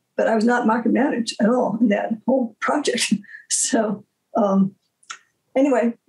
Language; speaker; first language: English; native; English